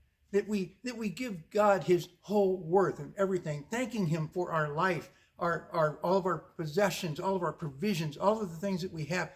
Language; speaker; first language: English; native; English